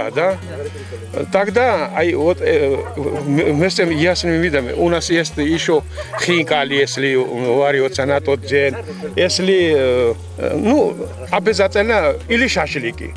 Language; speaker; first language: Russian; non-native, fluent; Georgian